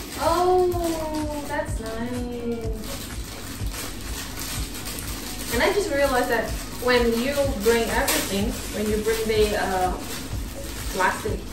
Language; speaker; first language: English; non-native, fluent; Indonesian